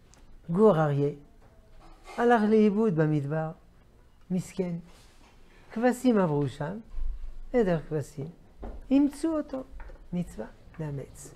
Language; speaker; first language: Hebrew; non-native, fluent; French